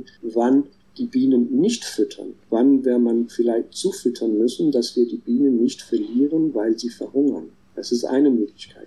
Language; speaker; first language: German; non-native, fluent; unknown